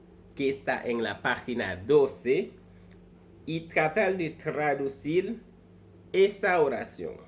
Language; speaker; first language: Spanish; non-native, fluent; Haitian Creole